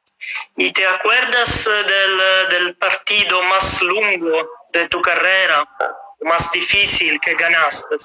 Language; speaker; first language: Spanish; non-native, fluent; Italian